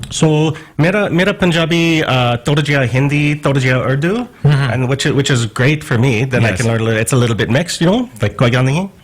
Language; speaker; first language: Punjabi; non-native, learner; English